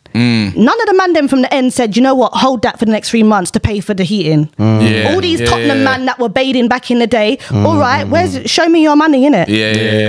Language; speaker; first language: English; native; English